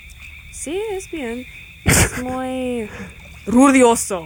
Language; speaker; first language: Spanish; non-native, learner; English